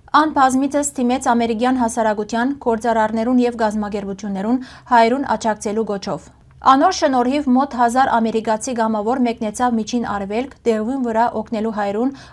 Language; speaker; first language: Armenian; early bilingual, heritage; Armenian